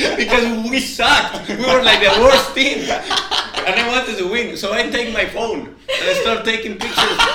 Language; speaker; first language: English; non-native, fluent; Spanish